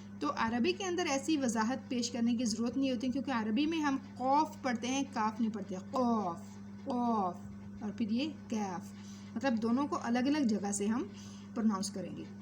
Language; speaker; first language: Urdu; native; Urdu